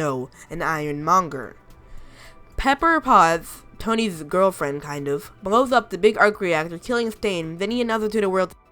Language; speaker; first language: English; native; English